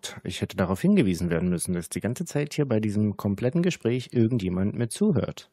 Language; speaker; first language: German; native; German